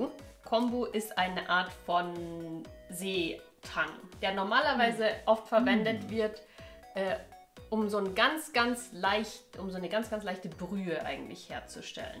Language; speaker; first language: German; native; German